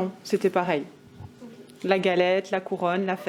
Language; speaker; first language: French; native; French